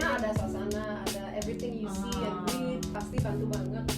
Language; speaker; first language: Indonesian; non-native, fluent; English